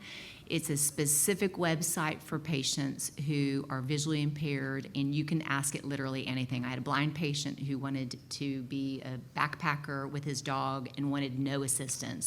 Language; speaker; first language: English; native; English